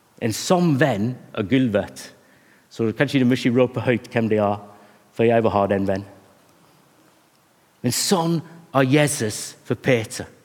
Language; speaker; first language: Norwegian; non-native, fluent; English